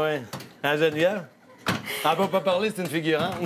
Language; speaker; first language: French; native; French